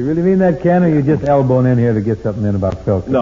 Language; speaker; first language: English; native; English